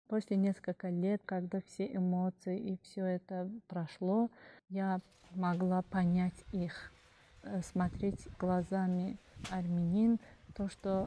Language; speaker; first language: Russian; non-native, fluent; Azerbaijani